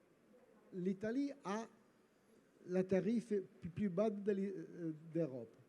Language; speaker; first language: French; non-native, learner; Italian